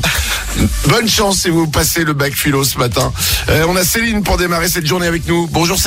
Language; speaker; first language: French; native; French